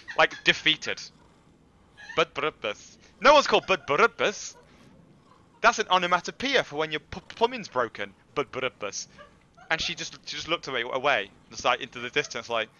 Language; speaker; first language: English; native; English